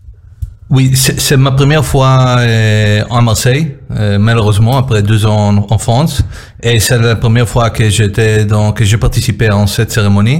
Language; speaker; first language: French; non-native, learner; Hebrew